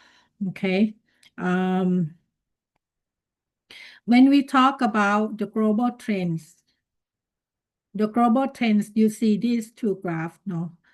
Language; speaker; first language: English; non-native, fluent; Thai